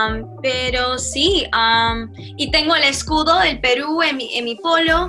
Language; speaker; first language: Spanish; early bilingual, heritage; Spanish